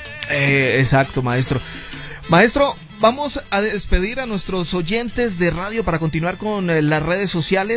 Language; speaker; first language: Spanish; native; Spanish